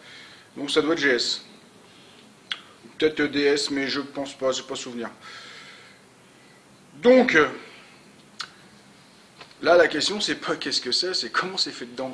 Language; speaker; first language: French; native; French